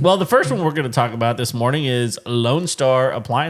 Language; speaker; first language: English; native; English